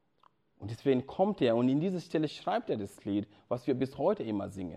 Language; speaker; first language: German; non-native, fluent; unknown